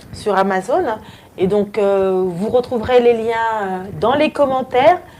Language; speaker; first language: French; native; French